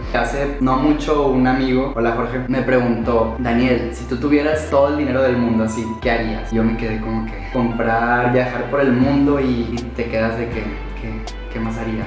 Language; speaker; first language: Spanish; native; Spanish